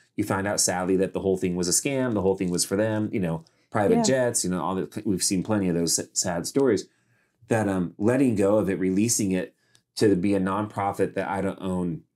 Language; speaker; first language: English; native; English